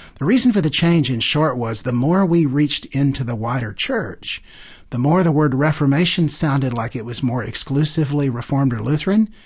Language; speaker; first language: English; native; English